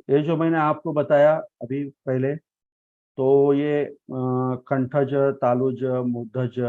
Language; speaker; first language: Hindi; non-native, local second language; Marathi